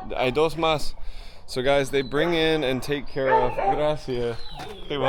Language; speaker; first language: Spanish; non-native, fluent; English